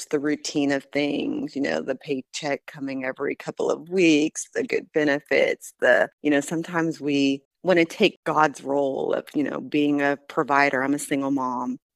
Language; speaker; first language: English; native; English